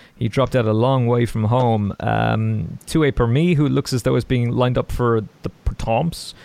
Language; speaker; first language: English; native; English